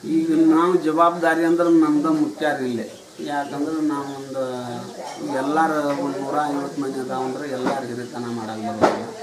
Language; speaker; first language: Kannada; non-native, local second language; Lambadi